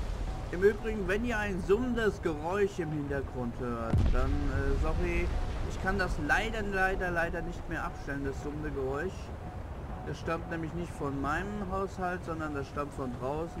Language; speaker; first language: German; native; German